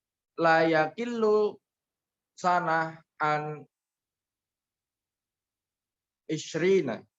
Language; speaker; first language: Arabic; non-native, learner; Indonesian